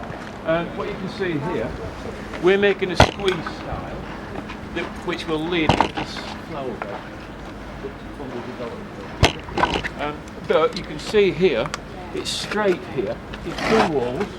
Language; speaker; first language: English; native; English